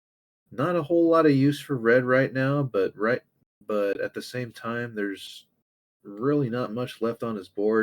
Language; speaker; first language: English; native; English